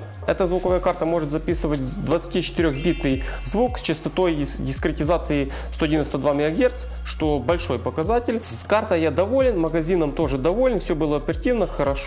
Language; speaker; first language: Russian; native; Russian